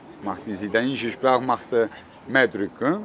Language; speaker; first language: German; non-native, fluent; Italian